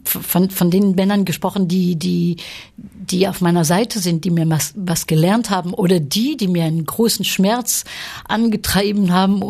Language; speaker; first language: German; early bilingual, heritage; French